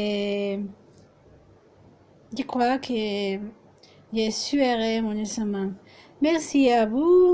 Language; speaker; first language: French; non-native, fluent; Spanish